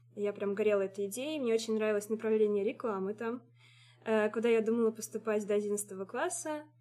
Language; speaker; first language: Russian; native; Russian